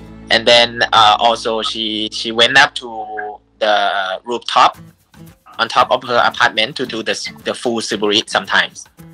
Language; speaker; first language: English; non-native, fluent; Thai